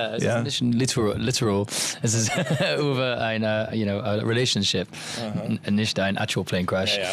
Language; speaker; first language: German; non-native, learner; English